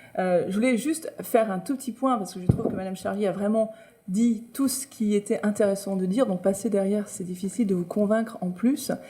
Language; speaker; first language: French; native; French